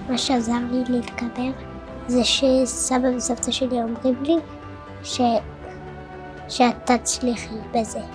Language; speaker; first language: Hebrew; early bilingual, other home language; Amharic